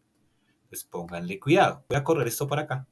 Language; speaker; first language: Spanish; native; Spanish